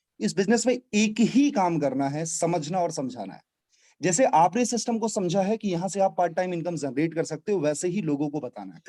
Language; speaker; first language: Hindi; native; Hindi